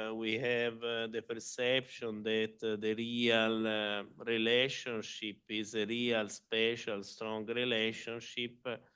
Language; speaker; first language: English; non-native, fluent; Italian